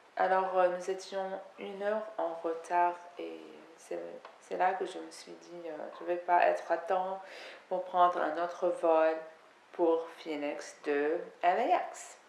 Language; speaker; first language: French; non-native, fluent; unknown